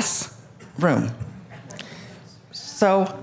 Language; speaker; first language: English; early bilingual, other home language; Korean